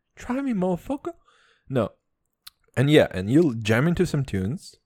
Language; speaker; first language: English; non-native, fluent; Serbian